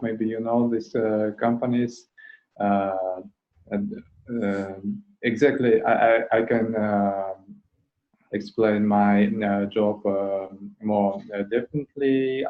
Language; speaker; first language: English; non-native, learner; Russian